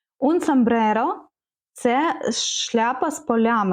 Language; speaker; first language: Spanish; non-native, learner; Ukrainian